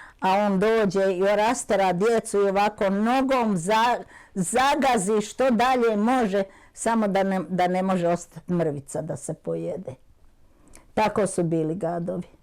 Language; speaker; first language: Bosnian; native; Bosnian